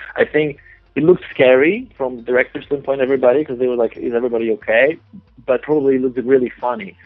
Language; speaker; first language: English; non-native, fluent; Polish